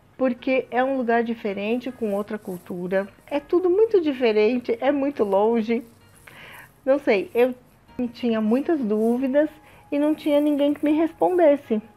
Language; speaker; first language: Portuguese; native; Portuguese